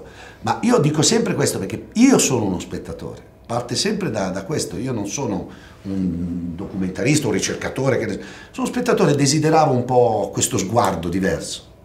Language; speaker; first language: Italian; native; Italian